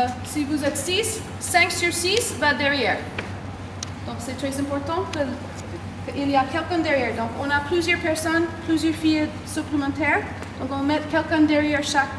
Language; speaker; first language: French; non-native, learner; English